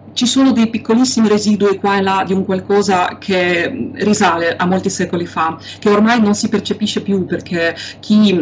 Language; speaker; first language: Italian; non-native, fluent; Russian